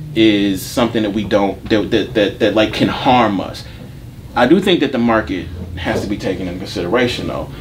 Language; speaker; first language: English; native; English